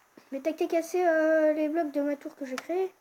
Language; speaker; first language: French; native; French